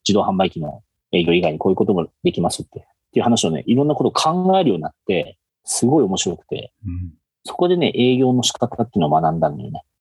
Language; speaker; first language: Japanese; native; Japanese